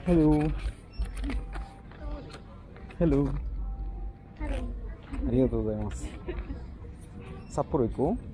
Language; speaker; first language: Japanese; non-native, learner; Bangla